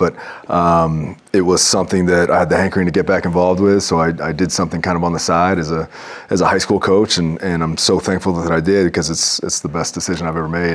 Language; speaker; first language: English; native; English